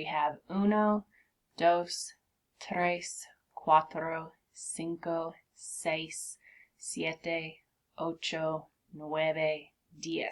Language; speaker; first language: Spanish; non-native, fluent; English